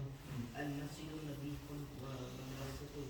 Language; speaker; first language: Arabic; non-native, learner; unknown